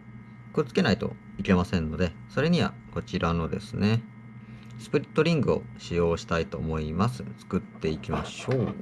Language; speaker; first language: Japanese; native; Japanese